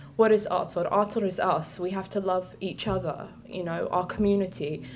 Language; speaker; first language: English; native; English